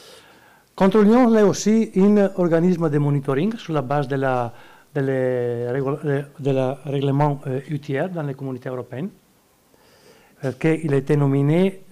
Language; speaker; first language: French; non-native, learner; Italian